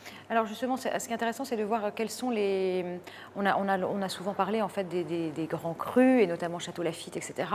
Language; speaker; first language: French; native; French